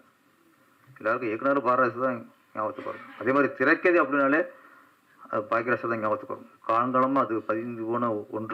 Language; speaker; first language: Tamil; native; Tamil